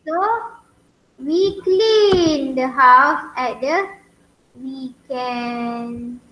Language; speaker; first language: English; non-native, local second language; Malay